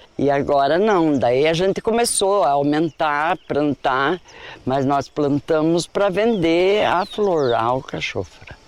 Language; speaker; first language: Portuguese; native; Portuguese